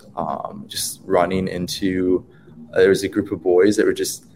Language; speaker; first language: English; native; English